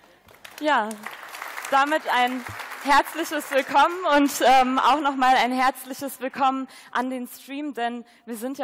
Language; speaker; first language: German; native; German